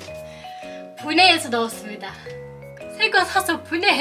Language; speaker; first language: Korean; non-native, fluent; Turkish